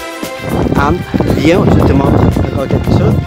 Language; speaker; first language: French; non-native, fluent; Russian